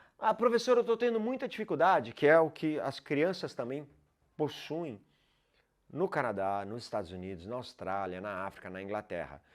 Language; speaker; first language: Portuguese; non-native, fluent; English